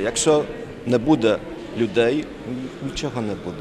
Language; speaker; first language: Ukrainian; non-native, learner; Polish